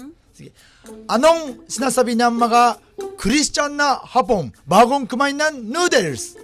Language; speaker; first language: Filipino; non-native, learner; Japanese